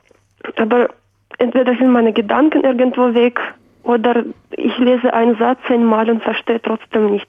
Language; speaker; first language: German; non-native, fluent; Russian